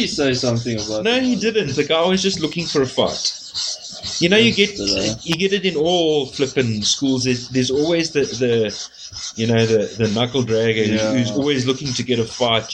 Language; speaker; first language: English; native; English